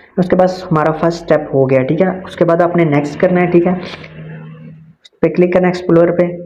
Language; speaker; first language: Urdu; non-native, local second language; Punjabi